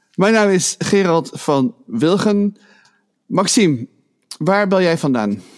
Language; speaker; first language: Dutch; native; Dutch